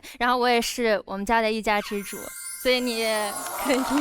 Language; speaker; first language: Chinese; native; Chinese